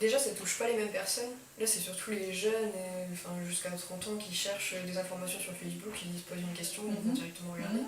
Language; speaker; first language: French; native; French